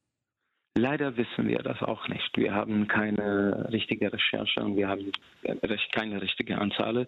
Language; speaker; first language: German; non-native, fluent; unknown